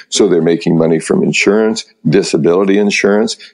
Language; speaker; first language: English; native; English